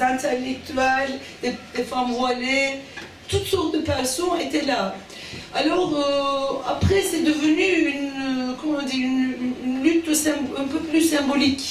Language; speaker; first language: French; non-native, fluent; Turkish